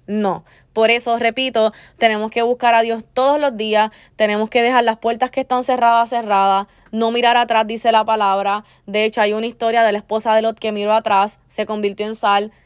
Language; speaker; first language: Spanish; early bilingual, heritage; Spanish